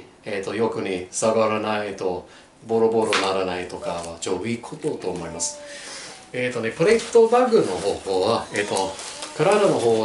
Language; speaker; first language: Japanese; non-native, learner; English